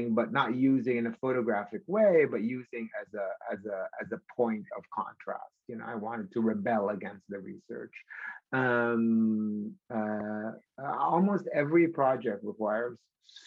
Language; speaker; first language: English; non-native, local second language; Filipino